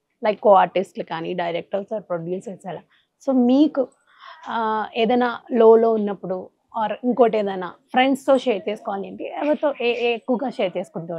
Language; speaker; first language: Telugu; native; Telugu